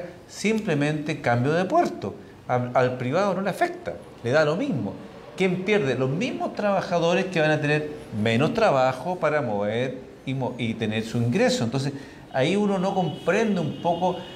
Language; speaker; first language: Spanish; native; Spanish